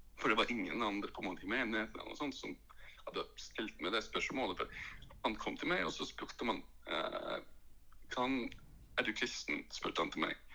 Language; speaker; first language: Norwegian; early bilingual, other home language; Latvian